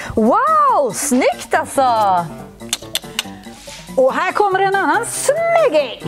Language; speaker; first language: Swedish; native; Swedish